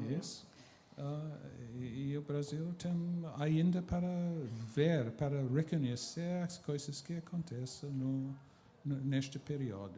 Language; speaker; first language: Portuguese; non-native, fluent; English